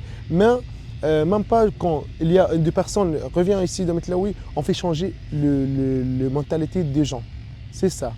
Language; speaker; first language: French; non-native, local second language; Arabic